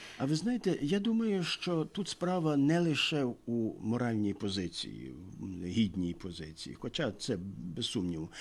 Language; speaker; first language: Ukrainian; native; Ukrainian